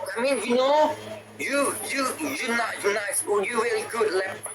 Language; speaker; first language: English; non-native, learner; Thai